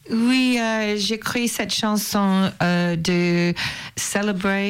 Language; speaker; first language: French; non-native, learner; English